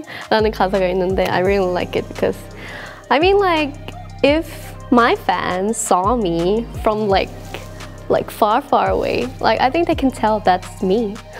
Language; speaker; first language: English; non-native, fluent; Thai